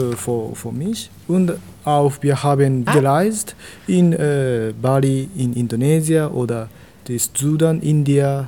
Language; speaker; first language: German; non-native, learner; Japanese